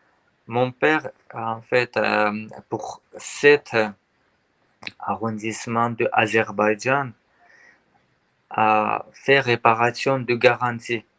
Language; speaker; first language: French; non-native, learner; Armenian